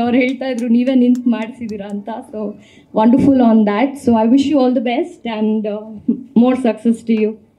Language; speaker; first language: English; non-native, local second language; Kannada